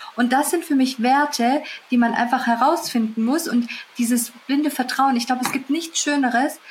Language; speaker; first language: German; early bilingual, other home language; Russian